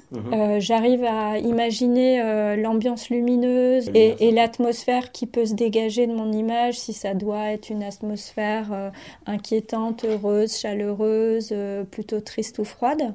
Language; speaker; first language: French; native; French